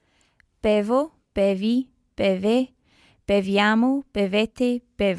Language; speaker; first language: Italian; non-native, learner; English